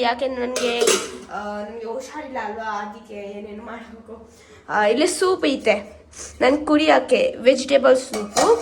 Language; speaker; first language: Kannada; non-native, local second language; Hindi